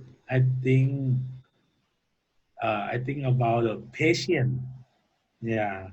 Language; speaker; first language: English; non-native, learner; Thai